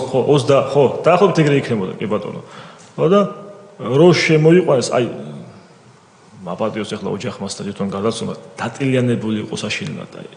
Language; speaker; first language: Georgian; non-native, local second language; Svan